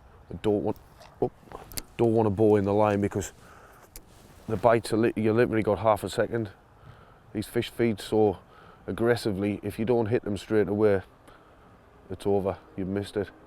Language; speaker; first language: English; native; English